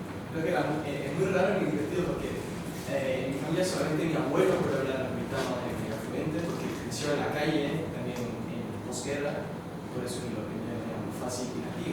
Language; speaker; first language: Spanish; non-native, fluent; Italian